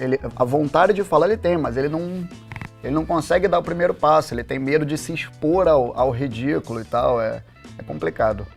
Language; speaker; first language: Portuguese; native; Portuguese